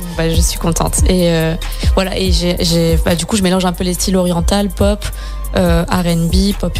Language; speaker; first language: French; native; French